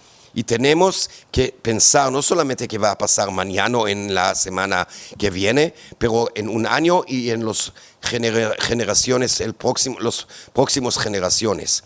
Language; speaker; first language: Spanish; non-native, fluent; Hebrew